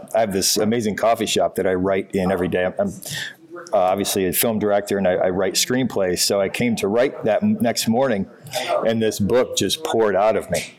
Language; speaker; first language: English; native; English